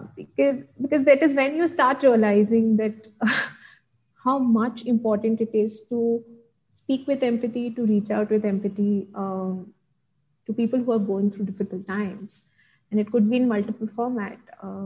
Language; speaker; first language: English; non-native, local second language; Gujarati